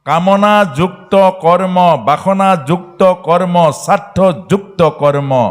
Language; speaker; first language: Hindi; non-native, local second language; Bangla